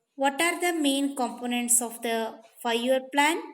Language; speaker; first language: English; non-native, local second language; Kannada